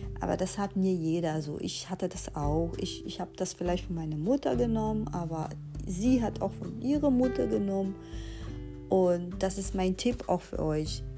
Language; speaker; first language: German; non-native, fluent; Portuguese